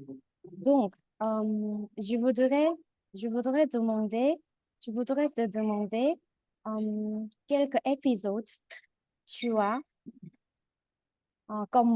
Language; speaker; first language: French; non-native, learner; Korean